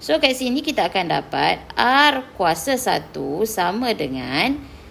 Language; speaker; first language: Malay; native; Malay